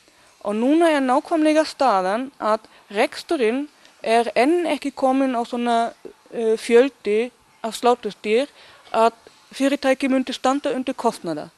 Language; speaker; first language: Icelandic; non-native, learner; Danish